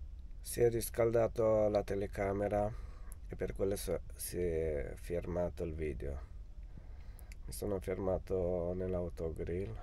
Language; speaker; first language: Italian; non-native, fluent; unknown